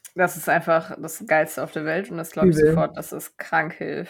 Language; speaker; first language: German; native; German